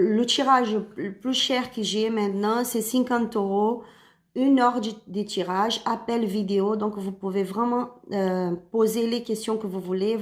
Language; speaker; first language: French; non-native, learner; Spanish